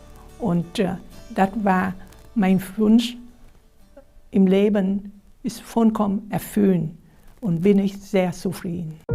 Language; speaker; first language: German; non-native, fluent; Vietnamese